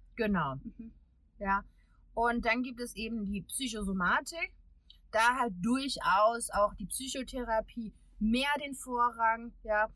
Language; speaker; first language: German; early bilingual, other home language; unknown